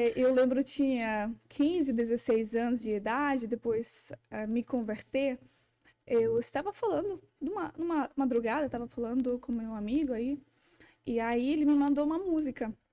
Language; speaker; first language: Portuguese; non-native, fluent; Ukrainian